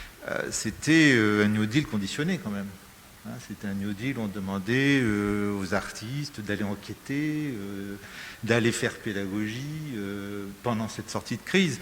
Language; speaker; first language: French; native; French